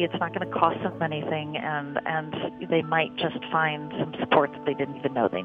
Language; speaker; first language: English; native; English